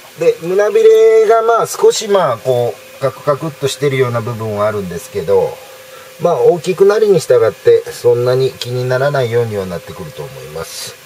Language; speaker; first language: Japanese; native; Japanese